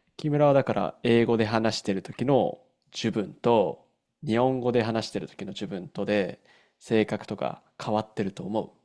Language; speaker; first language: Japanese; native; Japanese